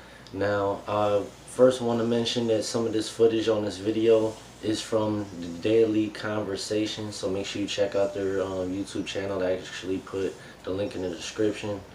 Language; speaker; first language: English; native; English